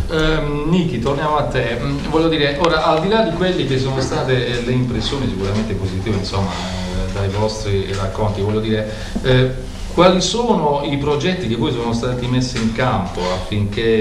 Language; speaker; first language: Italian; native; Italian